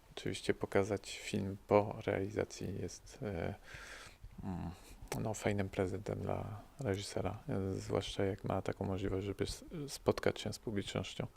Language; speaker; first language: Polish; early bilingual, heritage; French